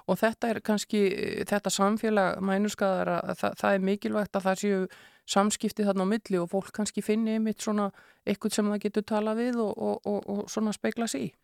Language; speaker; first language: Icelandic; native; Icelandic